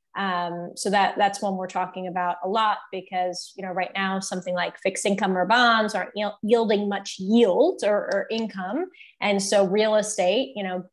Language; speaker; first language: English; native; English